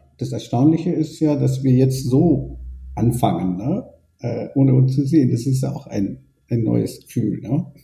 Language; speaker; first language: German; early bilingual, other home language; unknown